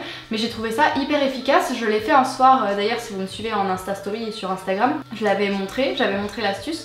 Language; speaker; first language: French; native; French